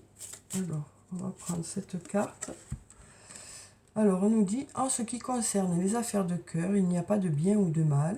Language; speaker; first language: French; native; French